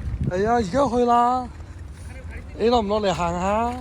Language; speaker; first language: Cantonese; native; Cantonese